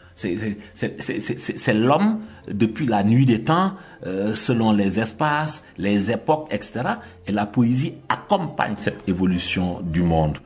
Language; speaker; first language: French; non-native, local second language; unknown